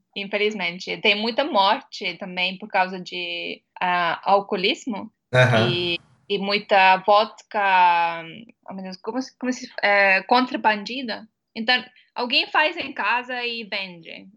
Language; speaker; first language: Portuguese; non-native, fluent; Estonian